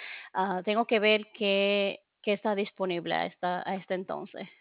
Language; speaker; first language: Spanish; early bilingual, other home language; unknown